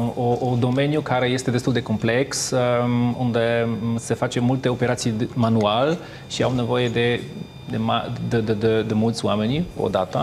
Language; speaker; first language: Romanian; non-native, fluent; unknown